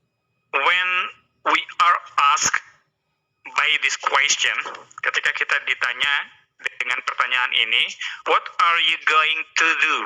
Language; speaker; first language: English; non-native, fluent; Indonesian